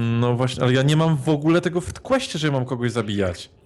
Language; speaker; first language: Polish; native; Polish